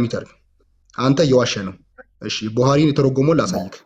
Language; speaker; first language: Amharic; native; Amharic